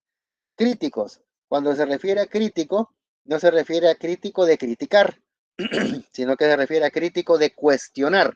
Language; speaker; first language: Spanish; native; Spanish